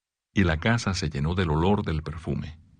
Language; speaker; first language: Spanish; native; Spanish